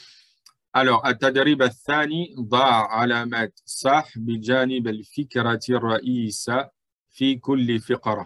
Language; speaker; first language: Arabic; non-native, fluent; French